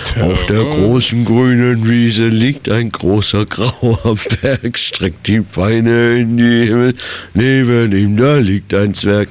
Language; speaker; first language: German; native; German